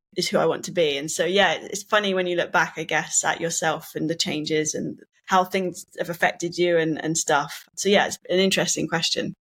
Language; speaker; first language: English; native; English